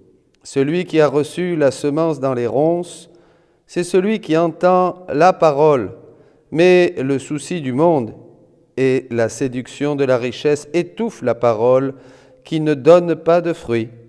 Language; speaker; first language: French; native; French